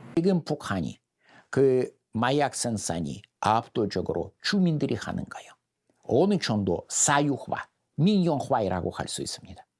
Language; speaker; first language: Korean; non-native, fluent; Russian